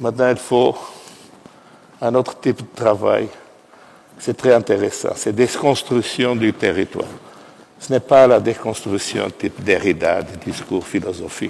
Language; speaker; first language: French; non-native, fluent; Portuguese